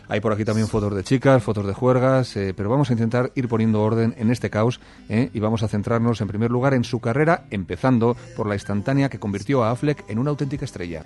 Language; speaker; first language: Spanish; native; Spanish